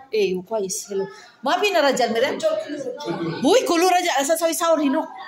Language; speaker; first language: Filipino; non-native, local second language; Cebuano